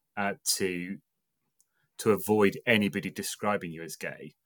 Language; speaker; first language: English; native; English